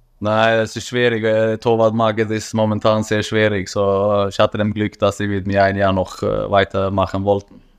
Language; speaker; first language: German; non-native, fluent; Swedish